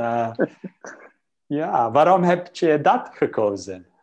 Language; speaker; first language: Dutch; non-native, fluent; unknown